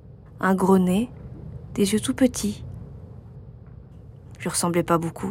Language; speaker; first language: French; native; French